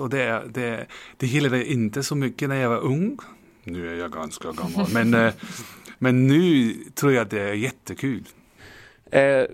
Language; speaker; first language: Swedish; non-native, fluent; German